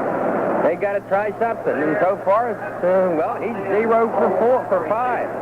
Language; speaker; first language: English; native; English